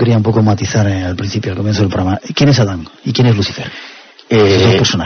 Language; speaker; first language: Spanish; native; Spanish